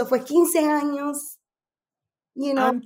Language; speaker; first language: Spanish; early bilingual, heritage; Spanish